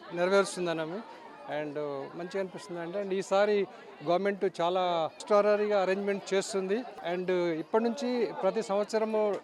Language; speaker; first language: Telugu; native; Telugu